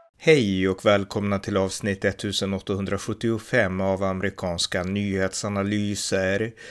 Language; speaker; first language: Swedish; native; Swedish